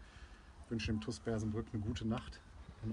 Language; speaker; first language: German; native; German